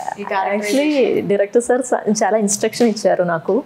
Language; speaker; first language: Telugu; non-native, learner; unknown